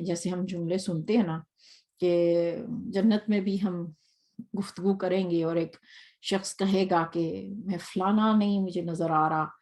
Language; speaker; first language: Urdu; native; Urdu